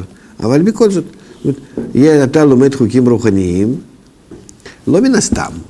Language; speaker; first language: Hebrew; non-native, fluent; Russian